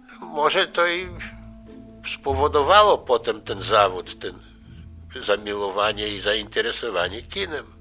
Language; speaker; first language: Polish; native; Polish